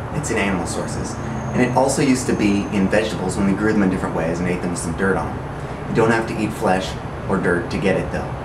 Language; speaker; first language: English; native; English